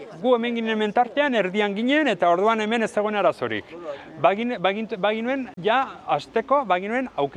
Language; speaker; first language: Basque; native; Basque